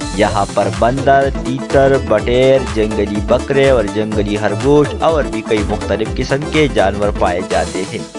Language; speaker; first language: Urdu; non-native, local second language; Pashto